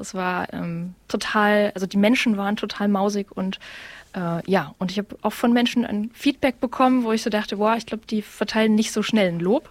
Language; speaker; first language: German; native; German